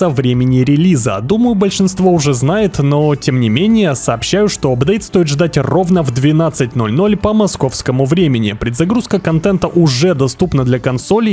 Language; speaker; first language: Russian; native; Russian